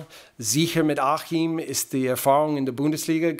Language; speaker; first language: German; non-native, fluent; English